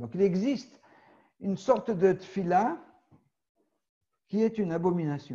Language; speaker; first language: French; native; French